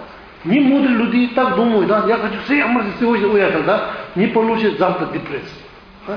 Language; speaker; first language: Russian; non-native, learner; Tibetan